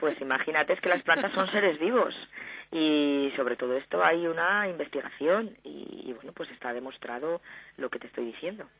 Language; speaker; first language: Spanish; native; Spanish